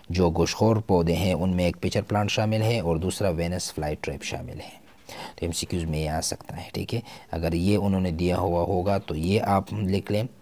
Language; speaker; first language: Urdu; non-native, local second language; Pashto